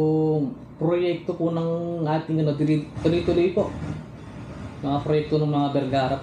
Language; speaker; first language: Filipino; native; Filipino